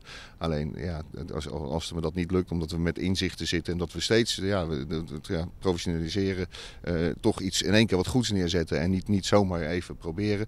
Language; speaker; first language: Dutch; native; Dutch